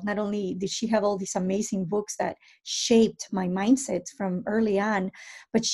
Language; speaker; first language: English; non-native, fluent; Spanish